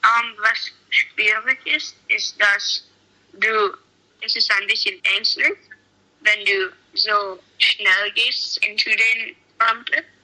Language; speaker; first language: German; non-native, learner; English